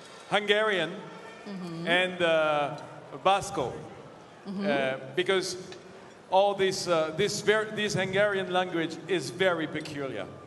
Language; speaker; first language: English; non-native, fluent; French